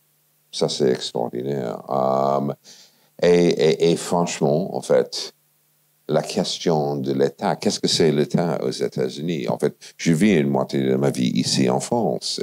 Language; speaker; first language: French; non-native, fluent; English